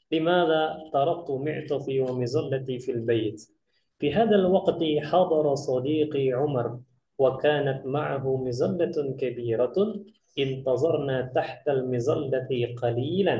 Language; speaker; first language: Arabic; non-native, fluent; Indonesian